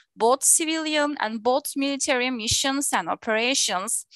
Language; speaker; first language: English; non-native, fluent; Turkish